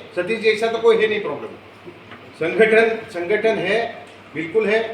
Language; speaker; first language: Hindi; non-native, local second language; Gujarati